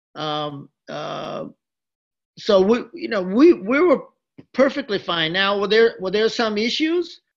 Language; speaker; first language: English; early bilingual, other home language; Japanese